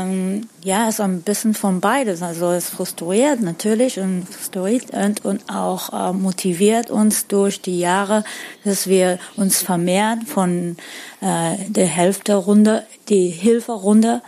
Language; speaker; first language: German; non-native, fluent; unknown